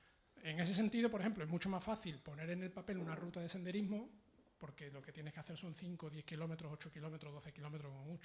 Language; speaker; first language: Spanish; native; Spanish